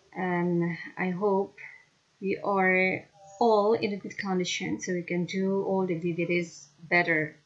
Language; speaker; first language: English; non-native, fluent; Indonesian